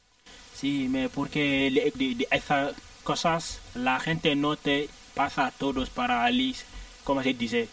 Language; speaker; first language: Spanish; non-native, learner; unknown